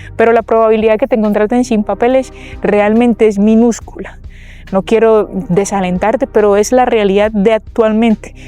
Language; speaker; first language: Spanish; native; Spanish